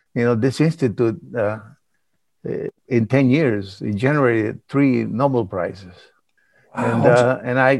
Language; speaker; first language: English; early bilingual, other home language; Spanish